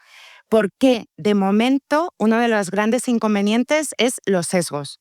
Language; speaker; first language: Spanish; native; Spanish